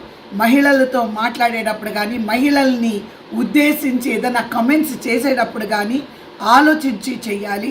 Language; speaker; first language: Telugu; native; Telugu